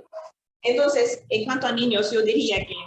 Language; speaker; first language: Spanish; non-native, fluent; Swedish